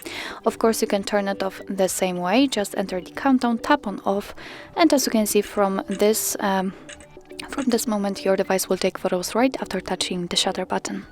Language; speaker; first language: English; non-native, fluent; Polish